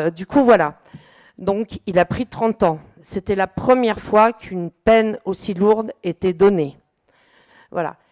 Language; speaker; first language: French; native; French